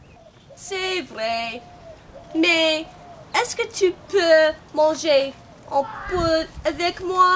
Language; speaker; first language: French; non-native, learner; English